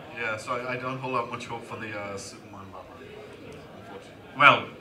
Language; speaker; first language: English; native; English